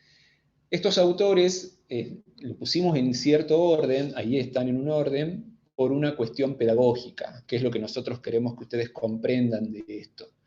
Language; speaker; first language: Spanish; native; Spanish